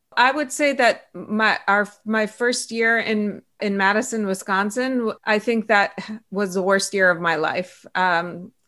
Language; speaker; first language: English; early bilingual, other home language; Persian